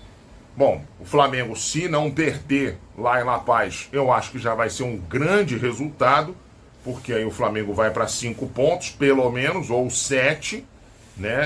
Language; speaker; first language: Portuguese; native; Portuguese